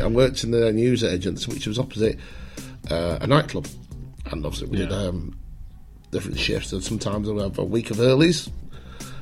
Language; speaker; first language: English; native; English